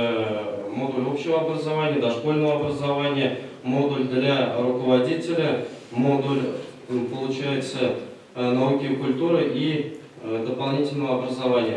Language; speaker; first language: Russian; non-native, local second language; Tatar